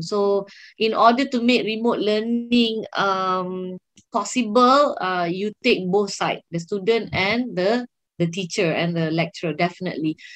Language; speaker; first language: English; non-native, local second language; Malay